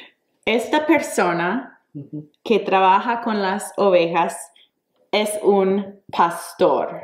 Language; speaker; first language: Spanish; non-native, fluent; English